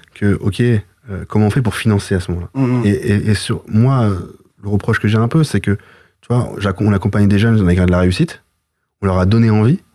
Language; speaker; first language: French; native; French